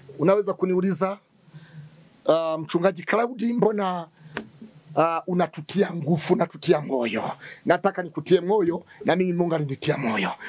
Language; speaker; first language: Swahili; non-native, local second language; Kinyarwanda